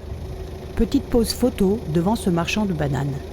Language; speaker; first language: French; native; French